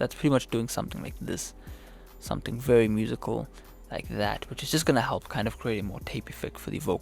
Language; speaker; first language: English; native; English